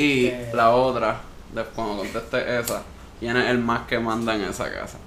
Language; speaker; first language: Spanish; native; Spanish